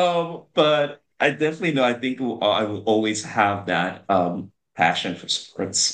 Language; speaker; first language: English; non-native, local second language; Yoruba